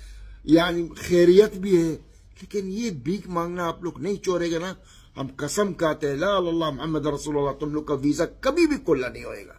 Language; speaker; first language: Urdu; non-native, learner; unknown